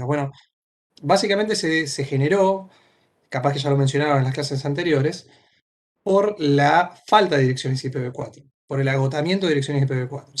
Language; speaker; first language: Spanish; native; Spanish